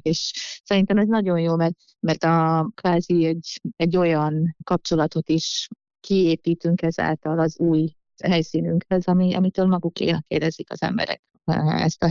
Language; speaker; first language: Hungarian; native; Hungarian